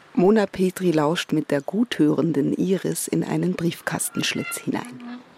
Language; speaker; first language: German; native; German